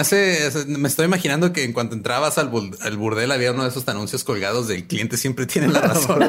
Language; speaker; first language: Spanish; native; Spanish